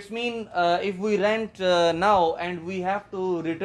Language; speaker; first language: English; non-native, learner; Urdu